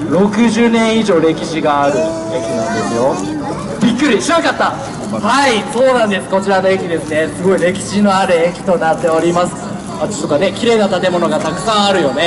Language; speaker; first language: Japanese; native; Japanese